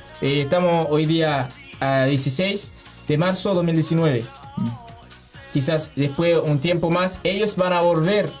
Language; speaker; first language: Spanish; non-native, learner; Haitian Creole